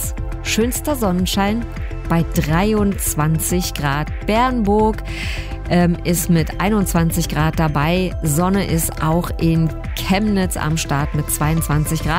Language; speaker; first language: German; native; German